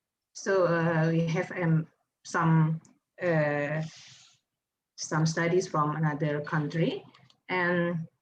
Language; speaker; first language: English; non-native, fluent; Indonesian